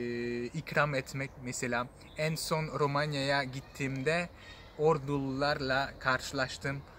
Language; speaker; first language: Turkish; non-native, fluent; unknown